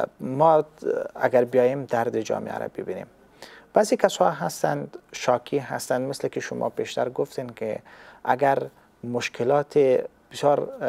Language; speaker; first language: Persian; native; Persian